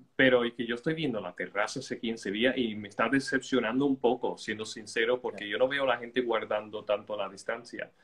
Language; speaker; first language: Spanish; non-native, fluent; English